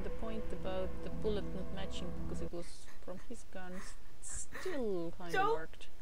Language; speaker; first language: English; non-native, fluent; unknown